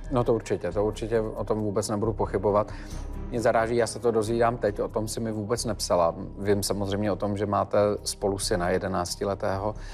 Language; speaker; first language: Czech; native; Czech